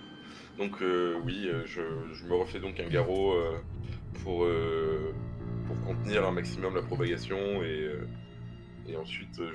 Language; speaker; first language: French; native; French